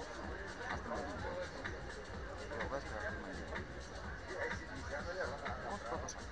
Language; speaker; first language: Romanian; non-native, learner; Russian